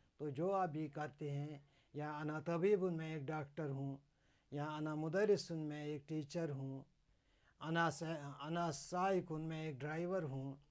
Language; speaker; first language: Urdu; non-native, local second language; Kashmiri